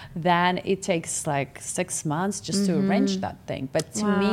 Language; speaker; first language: English; non-native, fluent; Russian